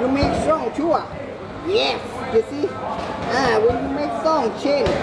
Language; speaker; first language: English; non-native, learner; Thai